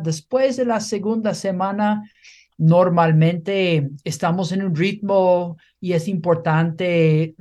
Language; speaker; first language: Spanish; non-native, fluent; English